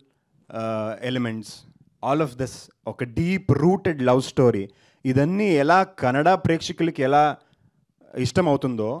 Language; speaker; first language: Telugu; non-native, learner; Kannada